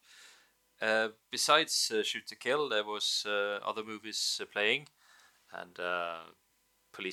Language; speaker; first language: English; non-native, fluent; Norwegian